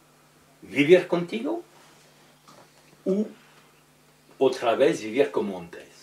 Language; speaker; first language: Spanish; non-native, learner; French